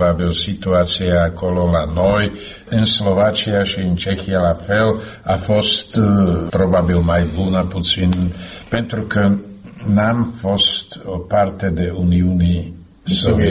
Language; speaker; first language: Romanian; non-native, learner; Slovak